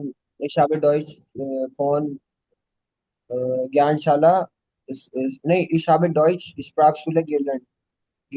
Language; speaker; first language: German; non-native, learner; Hindi